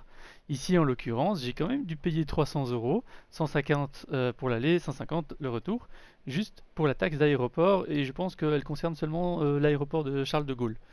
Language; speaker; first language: French; native; French